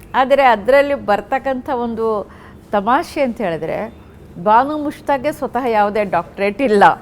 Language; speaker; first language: Kannada; non-native, local second language; Urdu